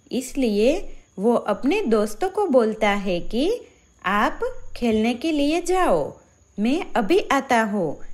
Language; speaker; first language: Hindi; native; Hindi